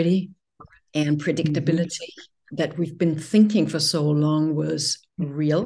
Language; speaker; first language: English; non-native, fluent; Danish